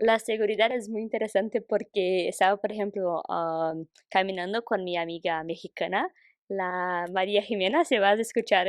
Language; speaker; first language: Spanish; non-native, fluent; Portuguese